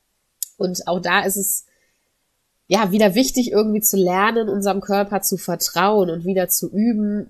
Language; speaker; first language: German; native; German